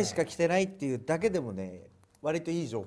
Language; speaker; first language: Japanese; native; Japanese